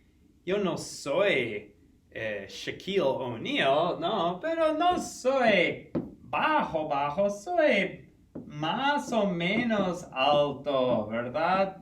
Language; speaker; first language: Spanish; non-native, fluent; English